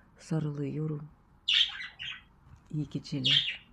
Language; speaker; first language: Turkish; non-native, learner; Russian